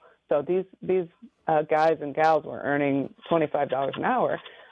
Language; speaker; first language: English; native; English